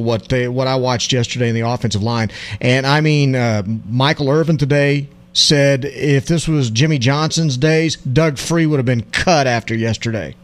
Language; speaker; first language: English; native; English